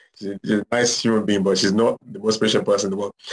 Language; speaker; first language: English; non-native, local second language; Yoruba